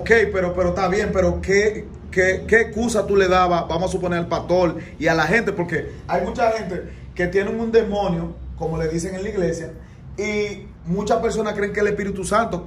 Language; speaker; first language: Spanish; native; Spanish